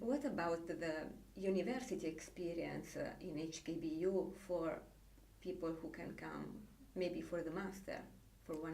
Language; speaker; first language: English; non-native, fluent; Italian